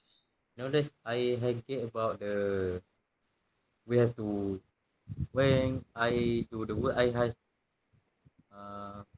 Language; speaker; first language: English; non-native, local second language; Malay